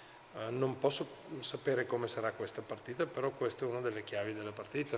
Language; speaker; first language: Italian; non-native, fluent; Bulgarian